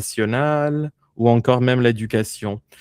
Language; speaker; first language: French; non-native, fluent; Spanish